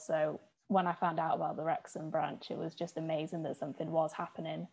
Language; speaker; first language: English; native; English